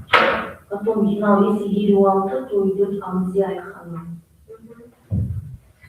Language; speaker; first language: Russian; non-native, local second language; Kazakh